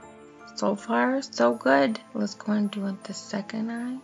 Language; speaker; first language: English; native; English